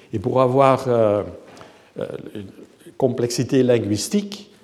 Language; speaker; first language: French; non-native, fluent; Dutch